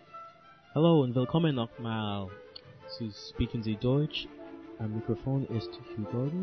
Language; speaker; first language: German; non-native, learner; English